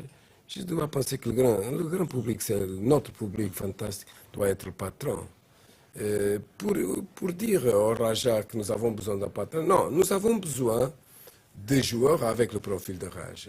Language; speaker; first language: French; non-native, learner; Portuguese